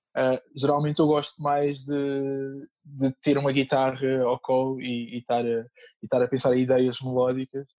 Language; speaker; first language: Portuguese; native; Portuguese